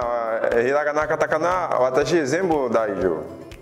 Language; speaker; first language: Japanese; non-native, learner; Portuguese